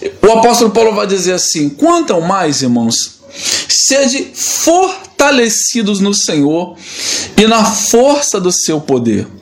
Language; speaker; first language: Portuguese; native; Portuguese